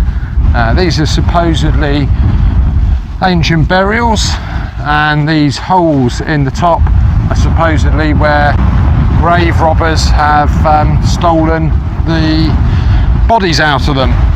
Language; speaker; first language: English; native; English